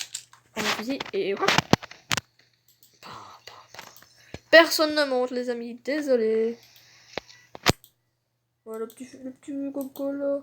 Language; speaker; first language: French; native; French